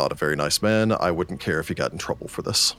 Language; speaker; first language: English; native; English